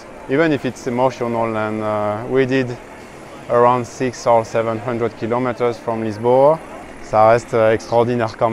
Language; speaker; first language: English; non-native, fluent; French